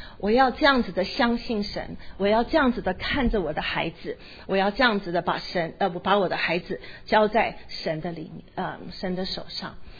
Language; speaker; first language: Chinese; native; Chinese